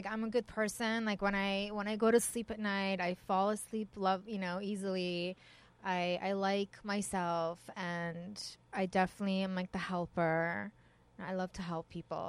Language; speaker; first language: English; early bilingual, other home language; Persian